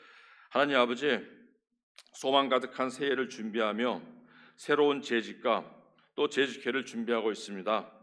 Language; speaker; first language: Korean; native; Korean